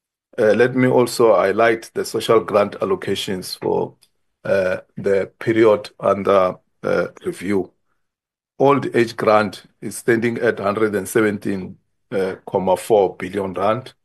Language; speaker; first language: English; non-native, local second language; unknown